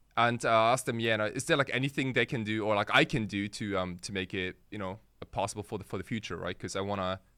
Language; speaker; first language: English; early bilingual, other home language; Japanese